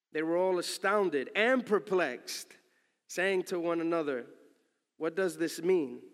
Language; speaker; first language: English; early bilingual, other home language; Spanish